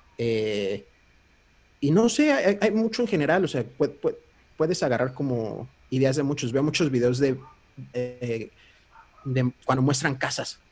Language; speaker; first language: Spanish; early bilingual, heritage; Spanish